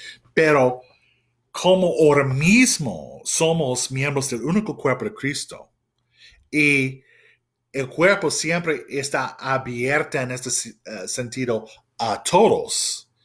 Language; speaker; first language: Spanish; non-native, fluent; English